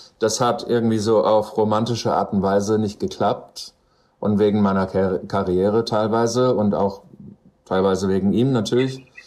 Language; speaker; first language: German; non-native, fluent; English